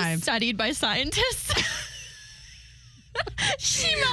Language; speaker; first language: English; native; English